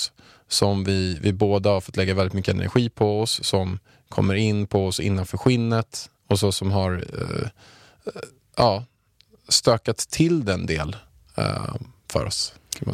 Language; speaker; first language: Swedish; native; Swedish